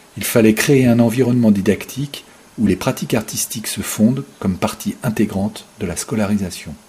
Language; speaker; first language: French; native; French